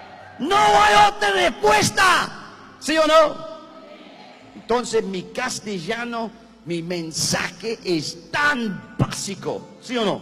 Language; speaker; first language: Spanish; non-native, learner; English